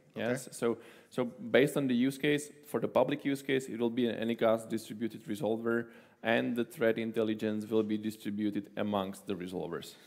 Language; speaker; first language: English; non-native, fluent; Czech